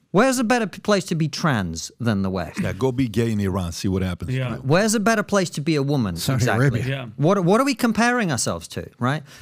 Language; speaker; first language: English; non-native, fluent; Russian